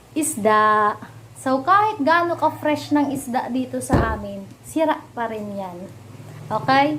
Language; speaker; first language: Filipino; non-native, local second language; Bikol